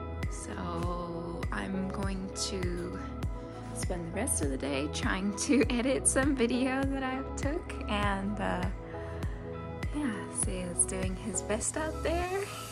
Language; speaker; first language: English; native; English